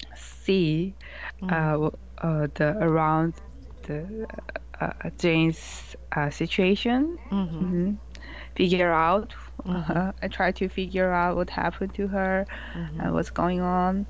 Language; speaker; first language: English; non-native, learner; Korean